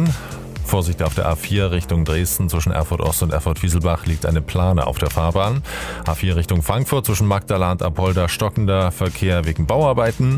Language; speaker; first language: German; native; German